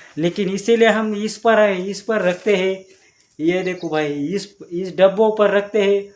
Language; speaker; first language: Hindi; non-native, local second language; Marathi